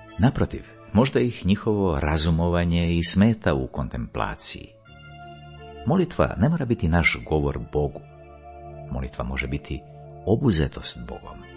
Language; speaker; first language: Croatian; native; Croatian